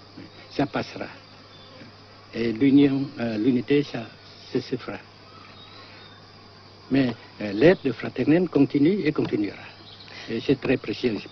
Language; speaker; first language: French; non-native, fluent; Vietnamese